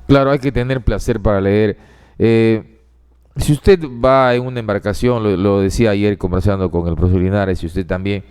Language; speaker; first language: Spanish; native; Spanish